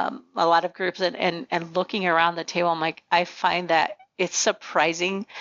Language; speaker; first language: English; early bilingual, other home language; Spanish